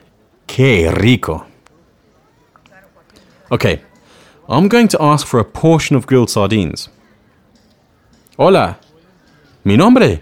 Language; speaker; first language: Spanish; non-native, learner; English